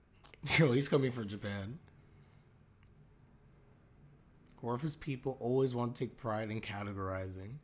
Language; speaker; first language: English; native; English